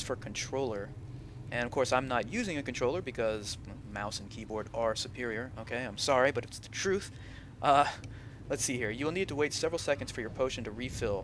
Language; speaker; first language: English; native; English